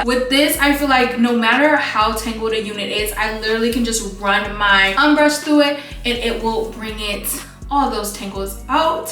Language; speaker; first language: English; native; English